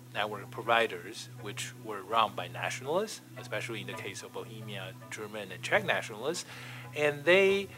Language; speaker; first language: English; non-native, fluent; Chinese